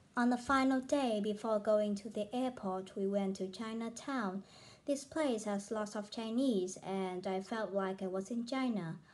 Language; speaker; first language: English; non-native, fluent; Vietnamese